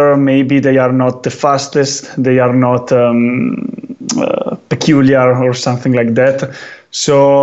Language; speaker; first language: English; non-native, fluent; Italian